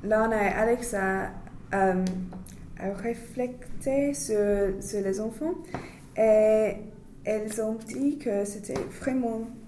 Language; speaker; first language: French; non-native, learner; English